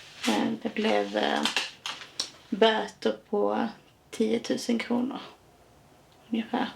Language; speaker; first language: Swedish; native; Swedish